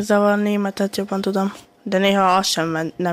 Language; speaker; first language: Hungarian; early bilingual, heritage; Hungarian